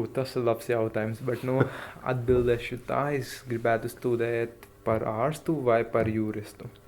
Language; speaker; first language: Latvian; non-native, fluent; Hindi